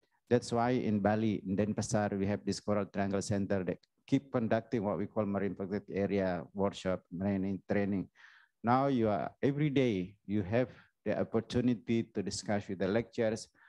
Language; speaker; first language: English; non-native, fluent; Indonesian